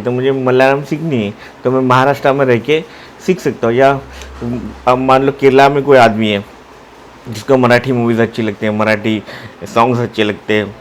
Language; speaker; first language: Hindi; non-native, local second language; Marathi